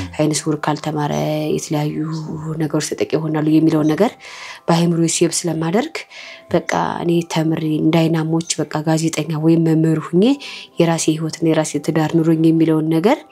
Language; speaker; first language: Amharic; native; Amharic